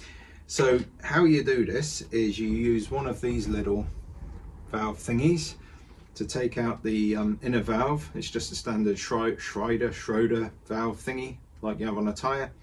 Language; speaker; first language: English; native; English